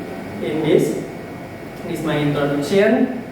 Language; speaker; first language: English; non-native, learner; Indonesian